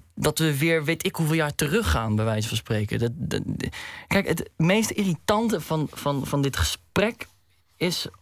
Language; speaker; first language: Dutch; native; Dutch